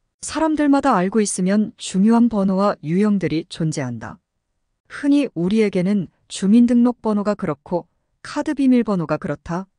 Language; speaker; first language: Korean; native; Korean